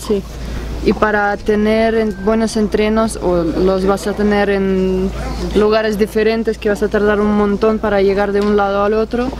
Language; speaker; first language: Spanish; non-native, fluent; Russian